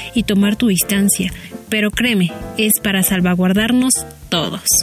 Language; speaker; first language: Spanish; native; Spanish